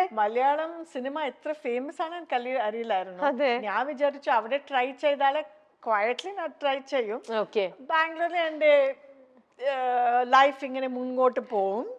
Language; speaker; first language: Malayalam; non-native, local second language; Tamil